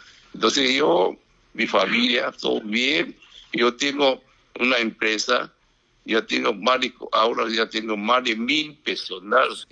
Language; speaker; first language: Spanish; non-native, learner; Chinese